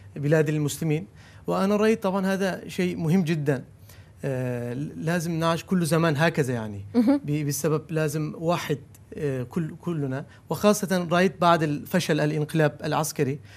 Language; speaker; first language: Arabic; non-native, learner; Turkish